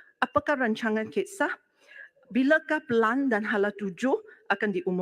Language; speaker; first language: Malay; non-native, local second language; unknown